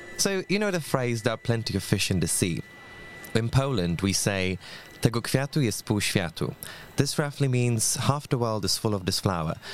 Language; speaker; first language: English; non-native, fluent; Polish